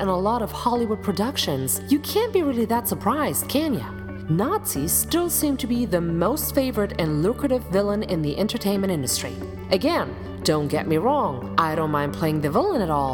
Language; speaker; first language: English; non-native, fluent; German